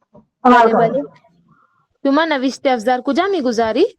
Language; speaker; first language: Persian; non-native, learner; Urdu